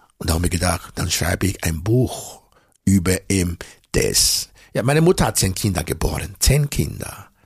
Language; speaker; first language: German; non-native, fluent; Bini